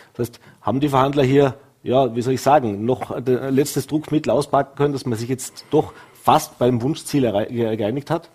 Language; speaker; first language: German; native; German